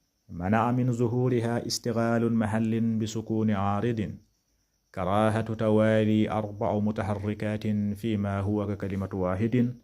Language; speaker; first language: Arabic; non-native, fluent; Wolof